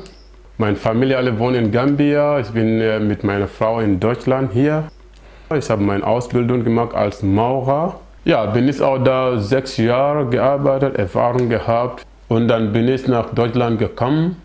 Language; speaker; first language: German; non-native, learner; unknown